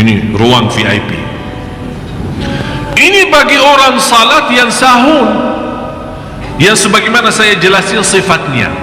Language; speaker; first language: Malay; non-native, fluent; Arabic